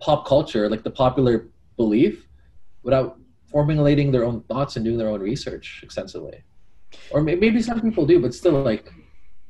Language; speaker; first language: English; native; English